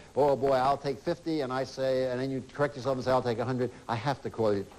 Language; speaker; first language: English; native; English